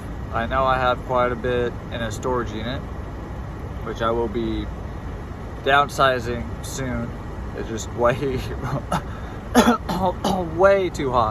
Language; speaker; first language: English; native; English